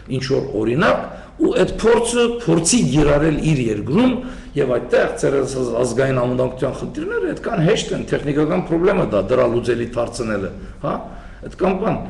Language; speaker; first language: Armenian; early bilingual, heritage; Armenian